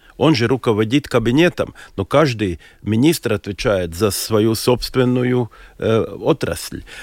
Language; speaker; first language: Russian; non-native, local second language; Latvian